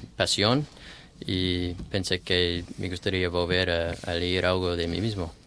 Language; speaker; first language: Spanish; non-native, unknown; English